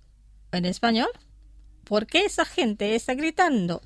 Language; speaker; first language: Spanish; non-native, fluent; Indonesian